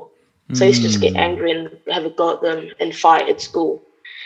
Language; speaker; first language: English; native; English